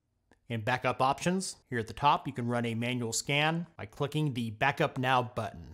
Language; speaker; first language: English; native; English